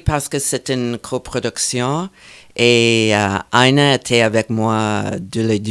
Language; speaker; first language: French; non-native, fluent; English